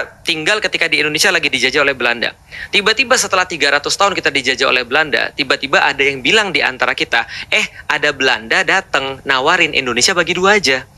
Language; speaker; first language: Indonesian; native; Indonesian